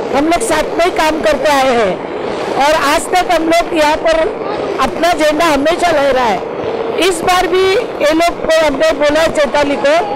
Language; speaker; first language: Hindi; non-native, local second language; Marathi